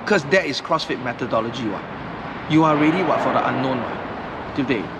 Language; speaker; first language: English; non-native, local second language; Chinese